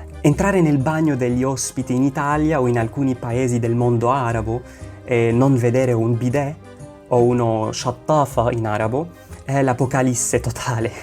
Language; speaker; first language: Italian; non-native, fluent; Arabic